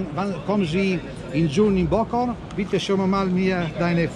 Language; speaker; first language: German; non-native, learner; Italian